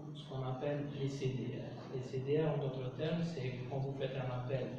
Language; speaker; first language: French; non-native, local second language; Arabic